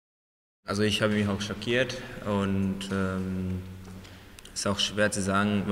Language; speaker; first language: German; non-native, learner; Japanese